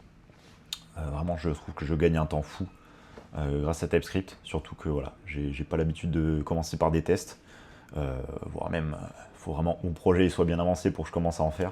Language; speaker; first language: French; native; French